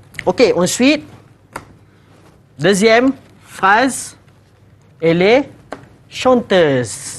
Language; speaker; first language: French; non-native, fluent; Malay